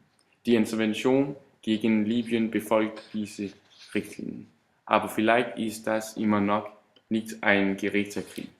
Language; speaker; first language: German; non-native, learner; Danish